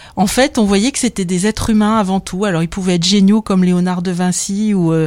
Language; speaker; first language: French; native; French